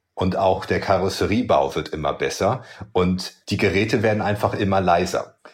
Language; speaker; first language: German; native; German